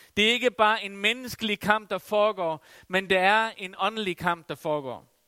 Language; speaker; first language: Danish; non-native, local second language; Faroese